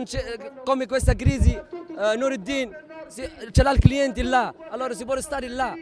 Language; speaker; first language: Italian; non-native, learner; Arabic